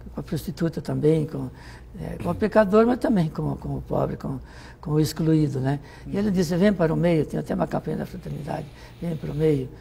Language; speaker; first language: Portuguese; native; Portuguese